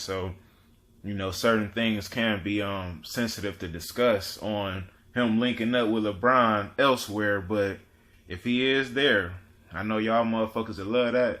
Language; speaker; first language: English; native; English